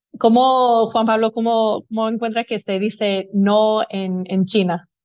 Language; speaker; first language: Spanish; early bilingual, heritage; Spanish